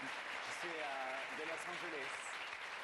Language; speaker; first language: French; non-native, learner; English